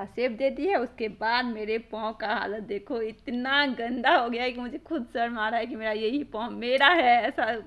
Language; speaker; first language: Hindi; native; Hindi